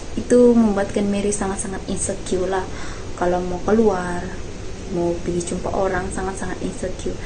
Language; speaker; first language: Malay; native; Malay